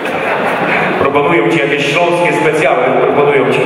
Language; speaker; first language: Polish; native; Polish